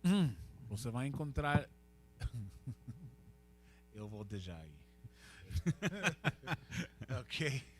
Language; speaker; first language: Portuguese; non-native, learner; Spanish